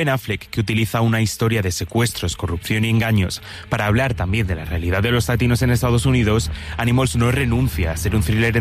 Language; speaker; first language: Spanish; native; Spanish